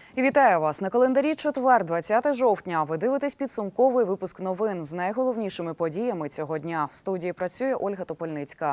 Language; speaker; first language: Ukrainian; native; Ukrainian